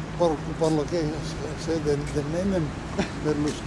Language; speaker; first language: Spanish; non-native, fluent; Italian